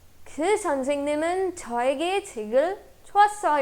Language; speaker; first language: Korean; non-native, fluent; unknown